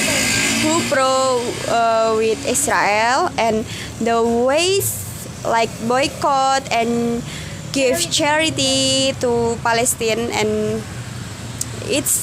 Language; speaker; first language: English; non-native, learner; Indonesian